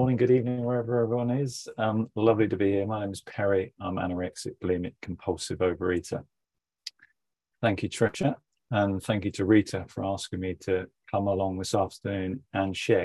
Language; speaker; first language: English; native; English